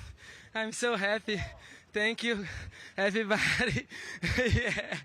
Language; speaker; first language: English; non-native, learner; Portuguese